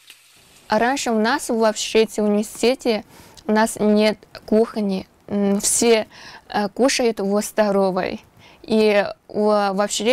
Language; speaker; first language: Russian; non-native, learner; Chinese